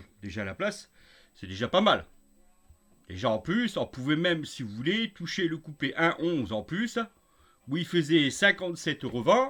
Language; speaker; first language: French; native; French